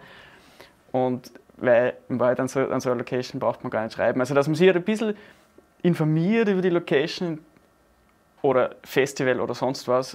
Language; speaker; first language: German; native; German